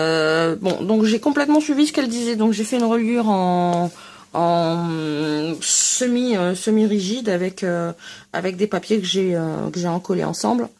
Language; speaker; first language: French; native; French